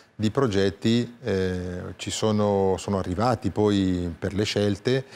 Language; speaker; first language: Italian; native; Italian